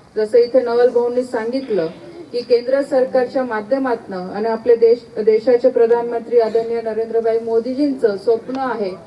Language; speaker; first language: Marathi; native; Marathi